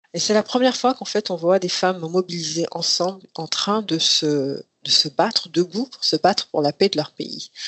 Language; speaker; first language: French; non-native, local second language; Rundi